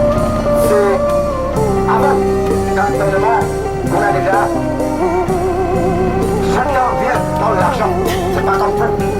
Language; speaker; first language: French; non-native, fluent; Vietnamese